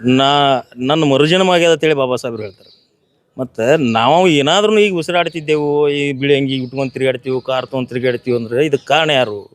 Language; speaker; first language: Kannada; native; Kannada